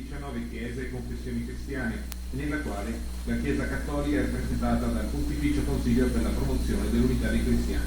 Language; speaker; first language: Italian; native; Italian